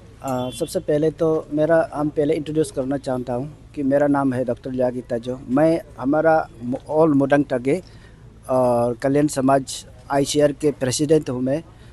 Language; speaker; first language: Hindi; non-native, local second language; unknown